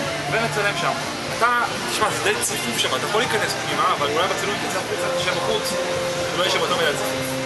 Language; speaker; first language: Hebrew; native; Hebrew